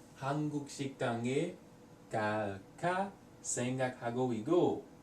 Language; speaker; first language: Korean; non-native, learner; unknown